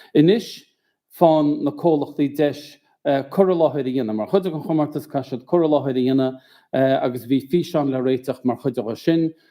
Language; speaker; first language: Irish; native; Irish